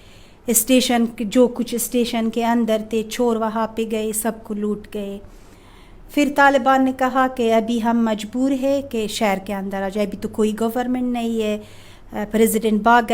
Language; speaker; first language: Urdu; non-native, fluent; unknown